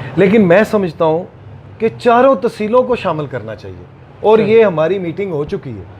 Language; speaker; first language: Urdu; non-native, local second language; Punjabi